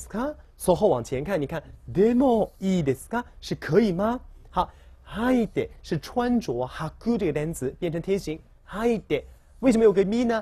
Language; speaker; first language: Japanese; non-native, fluent; Chinese